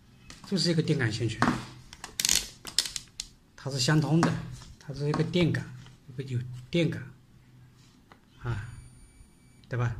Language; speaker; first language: Chinese; native; Chinese